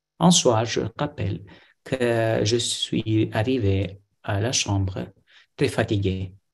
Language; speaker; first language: French; non-native, fluent; Romanian